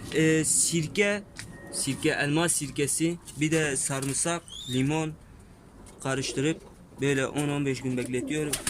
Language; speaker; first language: Turkish; native; Turkish